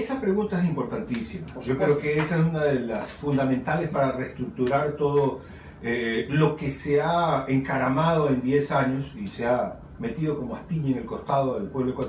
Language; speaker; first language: Spanish; native; Spanish